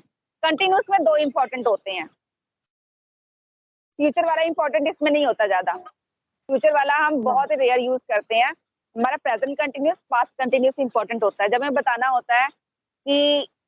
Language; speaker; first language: Hindi; native; Hindi